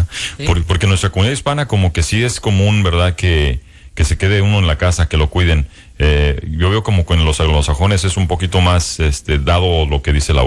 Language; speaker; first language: Spanish; native; Spanish